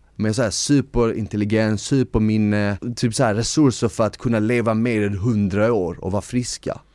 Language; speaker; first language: Swedish; early bilingual, other home language; Bosnian